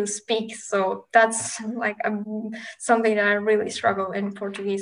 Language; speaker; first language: English; non-native, fluent; Spanish